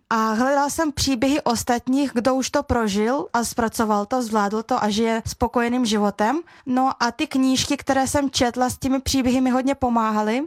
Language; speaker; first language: Czech; early bilingual, other home language; Russian